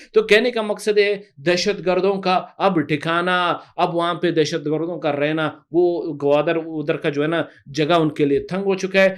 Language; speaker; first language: Urdu; non-native, local second language; Baluchi